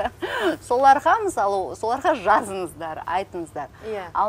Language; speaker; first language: Kazakh; non-native, local second language; Russian